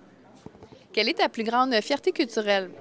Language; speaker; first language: French; native; French